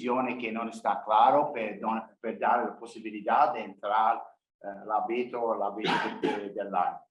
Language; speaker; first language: Spanish; non-native, learner; English